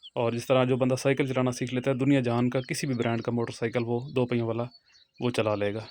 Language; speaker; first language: Urdu; non-native, local second language; Punjabi